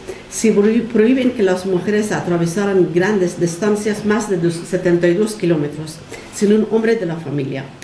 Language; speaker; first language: Spanish; non-native, fluent; Persian